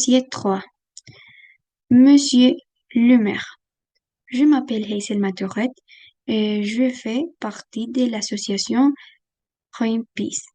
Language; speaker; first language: French; non-native, fluent; Spanish